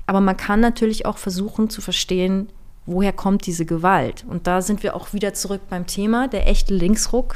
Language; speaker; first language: German; early bilingual, other home language; Persian